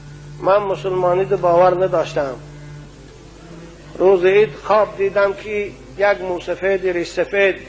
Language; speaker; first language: Persian; native; Persian